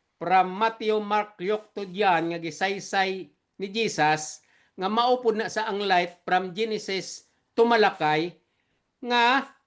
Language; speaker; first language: Cebuano; non-native, local second language; Hiligaynon